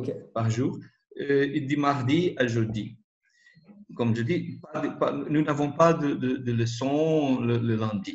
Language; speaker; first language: French; non-native, learner; Portuguese